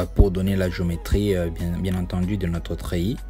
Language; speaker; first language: French; non-native, local second language; Lingala